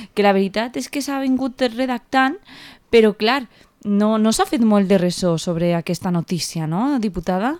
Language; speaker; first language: Catalan; native; Catalan